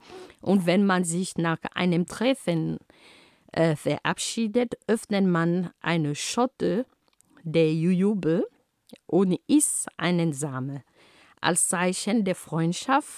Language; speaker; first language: German; non-native, fluent; Ghomala